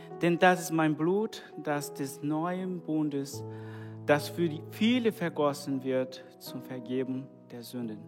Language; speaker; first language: German; non-native, fluent; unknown